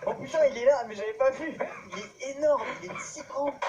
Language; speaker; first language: French; native; French